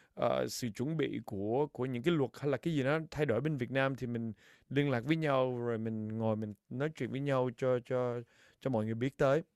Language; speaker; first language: Vietnamese; early bilingual, heritage; Vietnamese